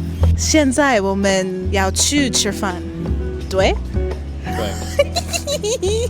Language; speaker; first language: Chinese; non-native, learner; English